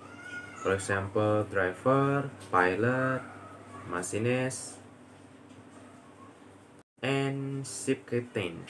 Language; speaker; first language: English; non-native, learner; Indonesian